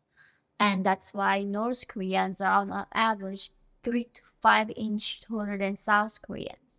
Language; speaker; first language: English; non-native, fluent; Korean